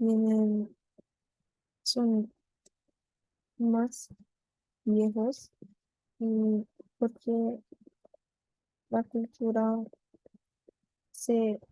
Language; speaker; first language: Spanish; non-native, learner; Korean